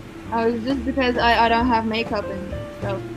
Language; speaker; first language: English; non-native, fluent; Kazakh